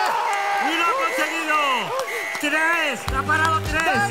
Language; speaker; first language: Spanish; native; Spanish